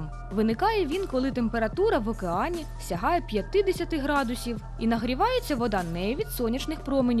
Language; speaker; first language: Ukrainian; native; Ukrainian